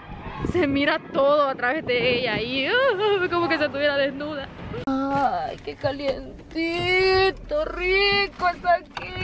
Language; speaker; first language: Spanish; native; Spanish